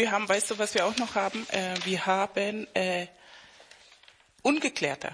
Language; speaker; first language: German; non-native, fluent; Spanish